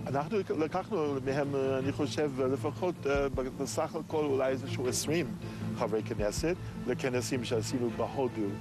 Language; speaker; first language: Hebrew; non-native, fluent; English